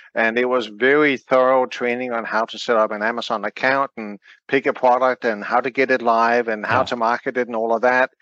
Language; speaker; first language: English; non-native, fluent; Danish